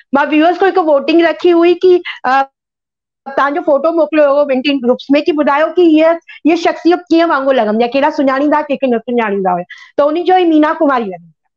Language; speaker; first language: Sindhi; early bilingual, heritage; Sindhi